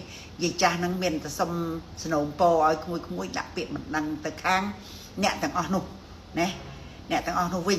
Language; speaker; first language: Khmer; native; Khmer